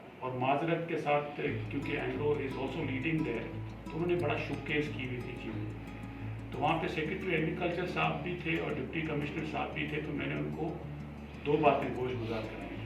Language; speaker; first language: Urdu; non-native, local second language; Sindhi